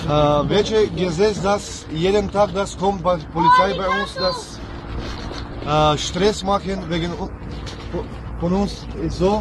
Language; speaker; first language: German; non-native, learner; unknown